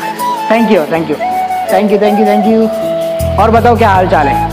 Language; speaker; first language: Hindi; native; Hindi